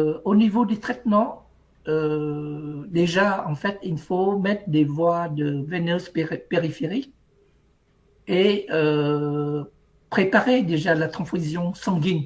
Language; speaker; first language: French; non-native, fluent; Vietnamese